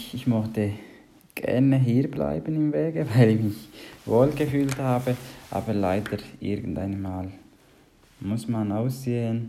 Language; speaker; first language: German; non-native, learner; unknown